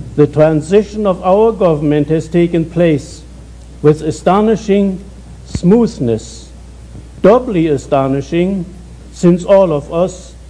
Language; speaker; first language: English; non-native, fluent; German